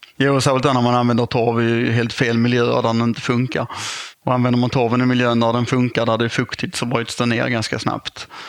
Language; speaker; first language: Swedish; native; Swedish